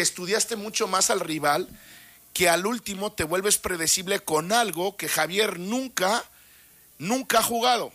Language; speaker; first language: Spanish; native; Spanish